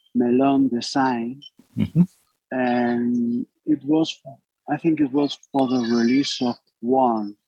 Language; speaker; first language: English; non-native, learner; Spanish